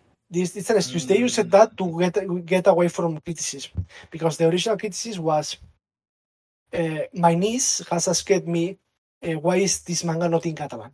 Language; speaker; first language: English; non-native, fluent; Catalan